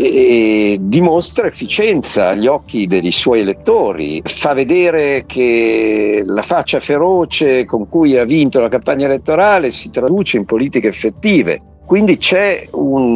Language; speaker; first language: Italian; native; Italian